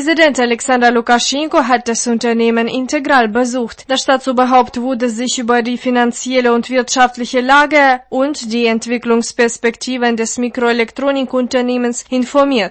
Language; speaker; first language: German; non-native, fluent; Russian